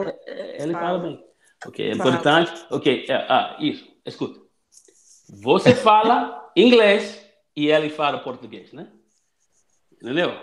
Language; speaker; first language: Portuguese; non-native, learner; English